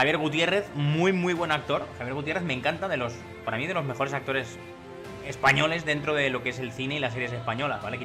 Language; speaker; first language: Spanish; native; Spanish